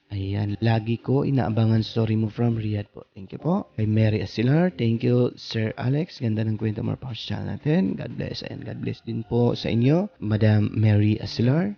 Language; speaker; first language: Filipino; non-native, local second language; Cebuano